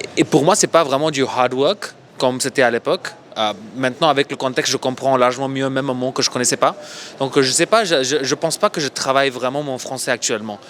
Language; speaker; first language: French; non-native, fluent; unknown